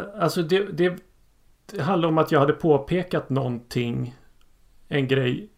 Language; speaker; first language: Swedish; native; Swedish